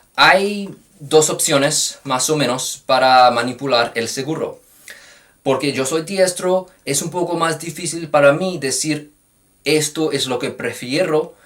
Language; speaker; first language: Spanish; non-native, fluent; English